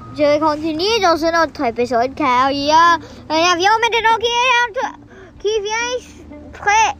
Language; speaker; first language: French; non-native, learner; English